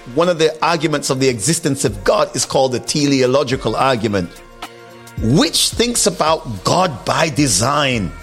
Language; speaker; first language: English; native; English